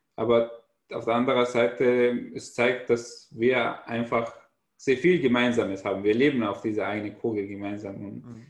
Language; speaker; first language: German; non-native, fluent; Arabic